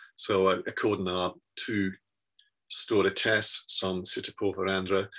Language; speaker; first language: Norwegian; non-native, learner; English